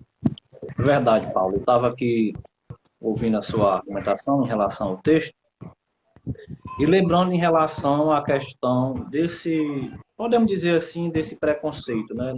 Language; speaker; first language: Portuguese; native; Portuguese